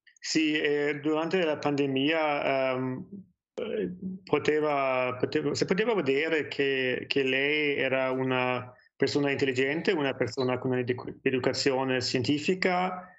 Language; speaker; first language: Italian; non-native, learner; German